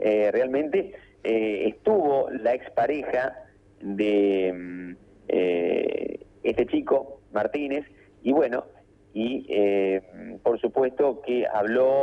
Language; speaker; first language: Spanish; native; Spanish